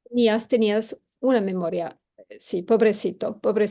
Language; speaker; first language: Spanish; non-native, learner; English